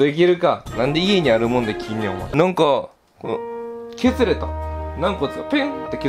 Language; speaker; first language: Japanese; native; Japanese